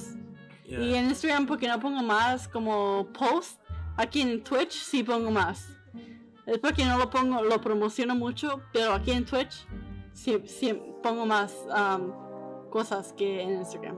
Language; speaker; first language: Spanish; early bilingual, heritage; Spanish